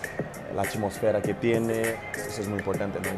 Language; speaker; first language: Spanish; non-native, fluent; Portuguese